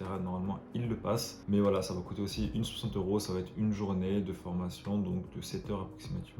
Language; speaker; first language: French; native; French